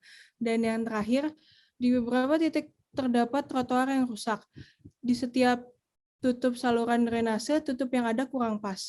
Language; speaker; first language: Indonesian; native; Indonesian